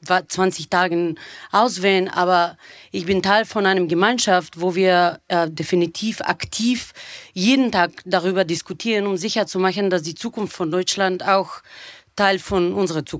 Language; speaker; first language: German; non-native, fluent; Bulgarian